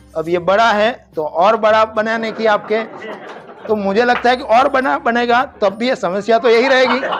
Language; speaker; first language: Hindi; non-native, local second language; Gujarati